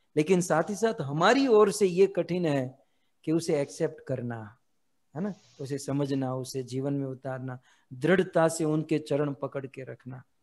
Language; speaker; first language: Hindi; native; Hindi